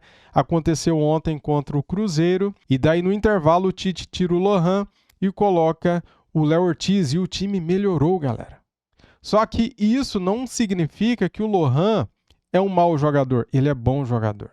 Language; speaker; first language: Portuguese; native; Portuguese